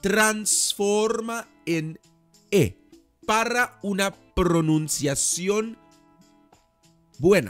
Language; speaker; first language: Spanish; non-native, fluent; Dutch